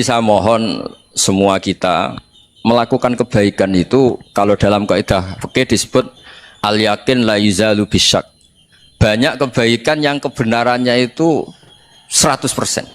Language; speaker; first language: Indonesian; non-native, local second language; Javanese